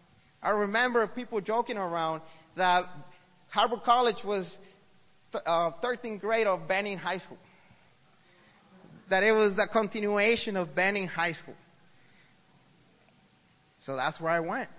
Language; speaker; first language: English; early bilingual, other home language; Spanish